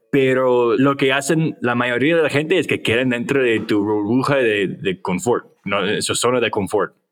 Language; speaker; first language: Spanish; non-native, fluent; English